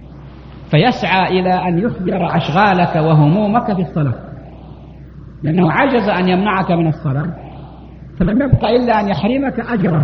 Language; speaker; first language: Arabic; native; Arabic